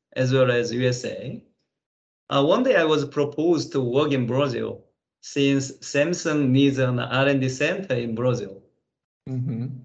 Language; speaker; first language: English; non-native, fluent; Korean